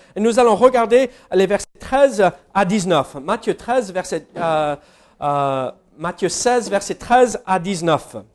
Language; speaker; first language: French; non-native, fluent; English